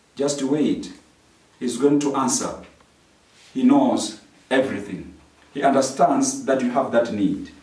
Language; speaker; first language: English; non-native, local second language; Swahili